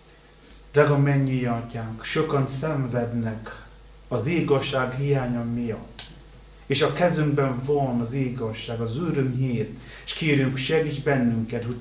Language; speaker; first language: Hungarian; non-native, learner; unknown